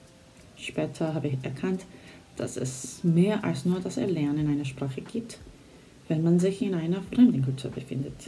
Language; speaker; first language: German; non-native, fluent; Korean